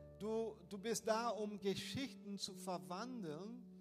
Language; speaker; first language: German; non-native, fluent; Portuguese